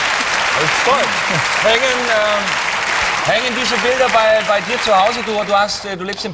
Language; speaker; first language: German; native; German